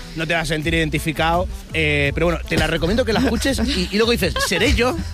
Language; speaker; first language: Spanish; native; Spanish